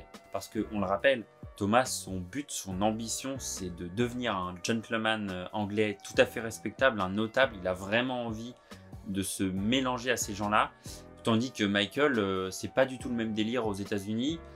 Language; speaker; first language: French; native; French